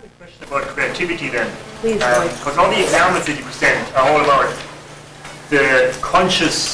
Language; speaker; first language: English; non-native, fluent; Turkish